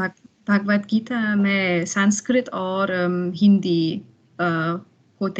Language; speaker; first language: Hindi; non-native, learner; German